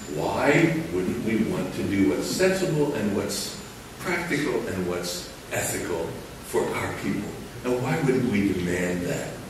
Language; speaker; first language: English; native; English